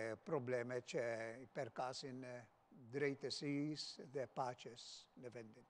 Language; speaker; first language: Albanian; non-native, fluent; Maltese